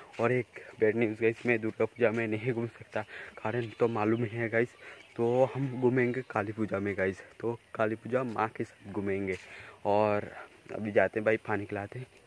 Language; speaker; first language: Hindi; non-native, local second language; Bangla